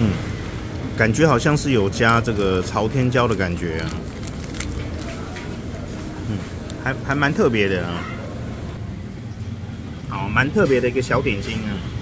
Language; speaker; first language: Chinese; native; Chinese